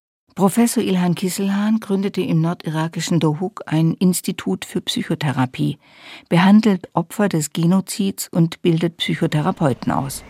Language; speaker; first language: German; native; German